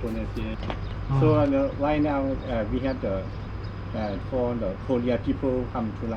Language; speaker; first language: English; non-native, learner; Lao